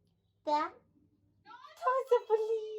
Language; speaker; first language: Greek; early bilingual, heritage; English